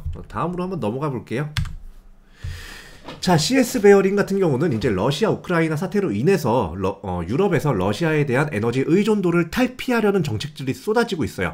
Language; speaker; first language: Korean; native; Korean